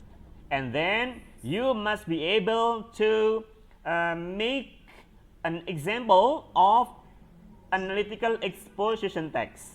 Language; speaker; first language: English; non-native, fluent; Indonesian